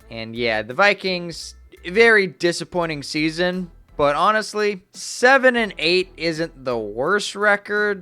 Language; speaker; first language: English; native; English